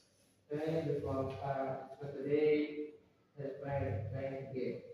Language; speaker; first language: English; non-native, learner; Indonesian